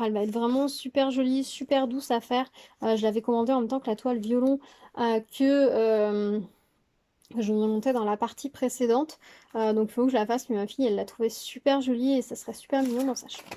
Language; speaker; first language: French; native; French